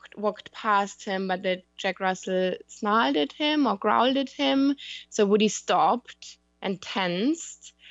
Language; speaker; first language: English; non-native, fluent; German